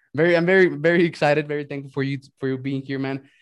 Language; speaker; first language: English; early bilingual, other home language; Spanish